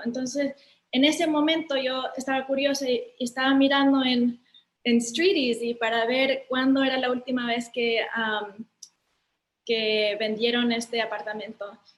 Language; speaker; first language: Spanish; early bilingual, heritage; Spanish